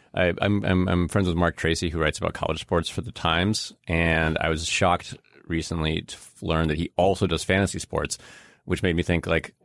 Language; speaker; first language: English; native; English